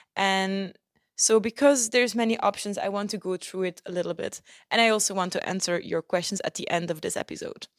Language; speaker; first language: English; non-native, fluent; Dutch